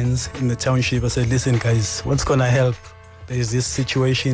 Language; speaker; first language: English; non-native, local second language; Zulu